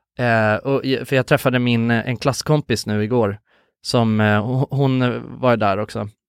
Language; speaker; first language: Swedish; native; Swedish